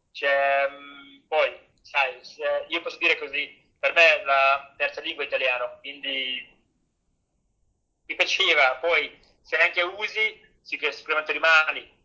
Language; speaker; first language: Italian; non-native, learner; Hungarian